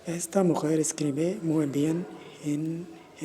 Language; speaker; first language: Spanish; non-native, learner; Urdu